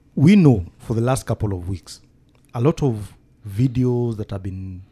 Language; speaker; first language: English; non-native, local second language; Kikuyu